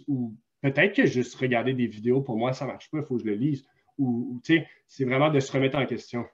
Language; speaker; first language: French; native; French